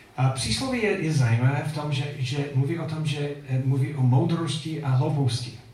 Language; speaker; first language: Czech; non-native, fluent; English